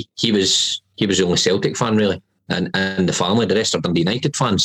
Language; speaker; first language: English; native; English